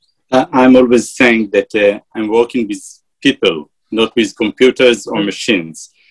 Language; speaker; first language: English; non-native, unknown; Hebrew